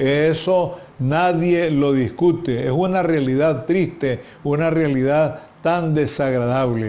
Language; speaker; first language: Spanish; native; Spanish